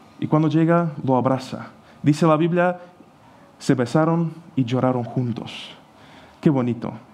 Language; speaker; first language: Spanish; non-native, fluent; Ukrainian